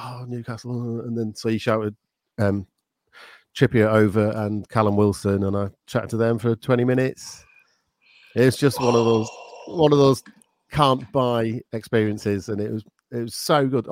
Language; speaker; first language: English; native; English